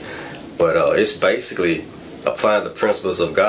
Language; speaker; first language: English; native; English